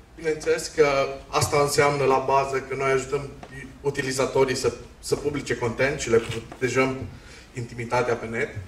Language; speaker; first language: Romanian; non-native, local second language; Hungarian